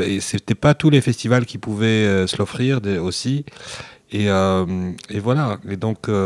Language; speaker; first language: French; non-native, local second language; Arabic